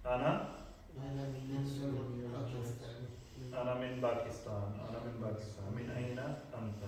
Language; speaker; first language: Arabic; non-native, fluent; Urdu